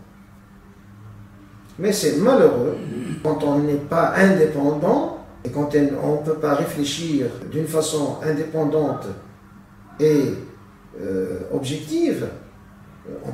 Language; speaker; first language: French; non-native, local second language; Arabic